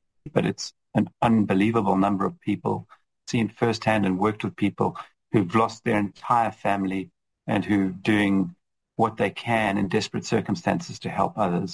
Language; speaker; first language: English; native; English